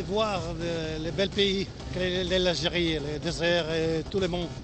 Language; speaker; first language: French; non-native, learner; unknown